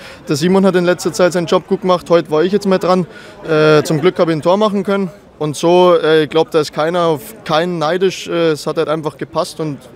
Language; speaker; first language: German; native; German